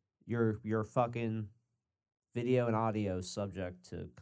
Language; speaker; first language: English; native; English